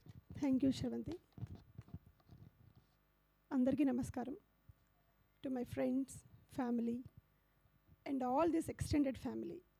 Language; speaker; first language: Telugu; native; Telugu